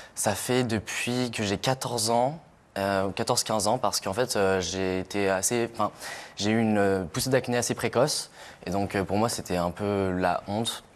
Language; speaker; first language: French; native; French